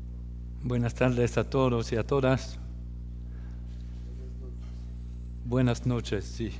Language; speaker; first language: Spanish; non-native, fluent; French